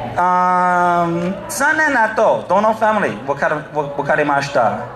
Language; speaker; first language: Japanese; non-native, learner; English